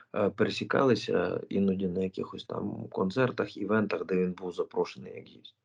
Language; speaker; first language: Ukrainian; native; Ukrainian